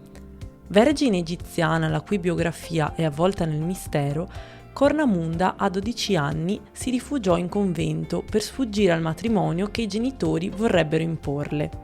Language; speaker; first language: Italian; native; Italian